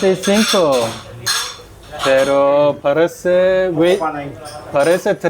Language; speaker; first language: Spanish; non-native, learner; Turkish